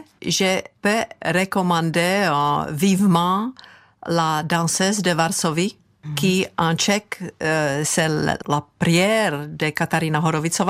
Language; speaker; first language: French; non-native, fluent; Czech